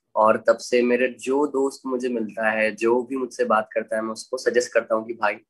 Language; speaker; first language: Hindi; native; Hindi